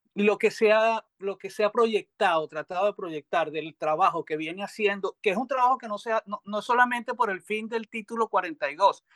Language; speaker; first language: Spanish; native; Spanish